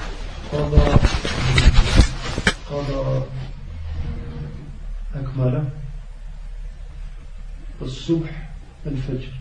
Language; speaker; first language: Arabic; non-native, learner; French